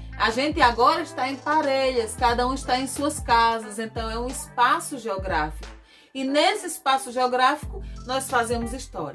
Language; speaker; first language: Portuguese; native; Portuguese